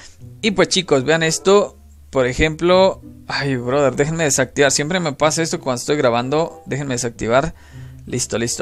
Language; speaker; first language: Spanish; native; Spanish